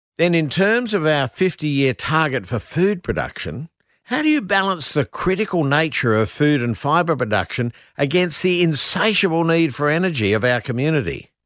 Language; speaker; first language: English; native; English